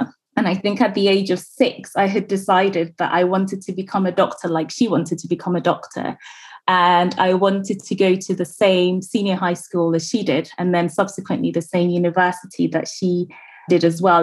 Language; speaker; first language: English; non-native, local second language; Akan